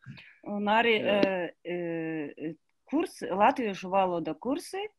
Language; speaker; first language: Latvian; non-native, learner; Kazakh